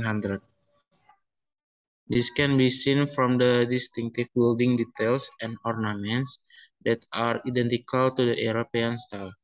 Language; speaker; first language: English; non-native, learner; Indonesian